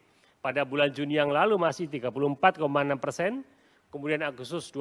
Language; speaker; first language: Indonesian; native; Indonesian